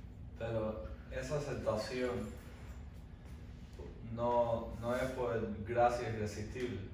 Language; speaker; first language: Spanish; early bilingual, heritage; Spanish